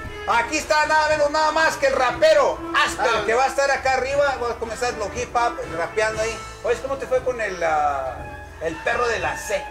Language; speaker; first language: Spanish; native; Spanish